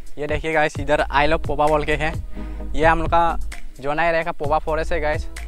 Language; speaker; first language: Hindi; non-native, local second language; Mising